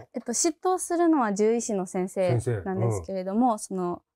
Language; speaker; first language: Japanese; native; Japanese